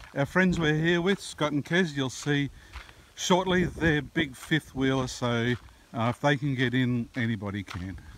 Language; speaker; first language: English; native; English